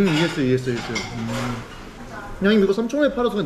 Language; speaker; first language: Korean; native; Korean